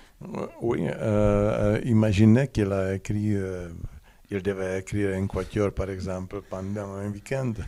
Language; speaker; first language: French; non-native, learner; Czech